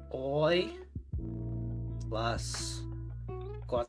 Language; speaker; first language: Spanish; non-native, learner; English